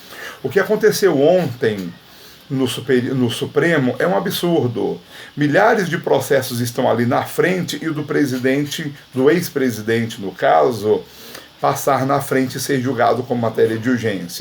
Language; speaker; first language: Portuguese; native; Portuguese